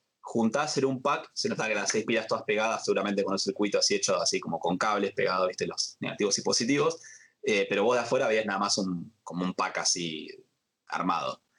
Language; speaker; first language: Spanish; native; Spanish